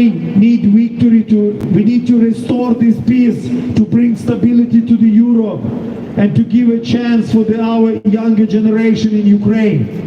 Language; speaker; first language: English; non-native, fluent; Ukrainian